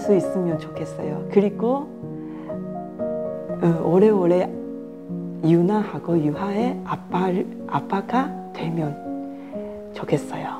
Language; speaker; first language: Korean; non-native, learner; Chinese